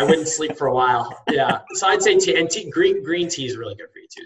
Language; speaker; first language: English; native; English